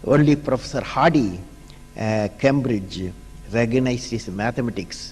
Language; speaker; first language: English; non-native, local second language; Tamil